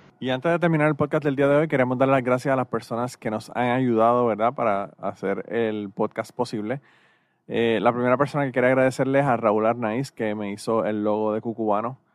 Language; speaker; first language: Spanish; native; Spanish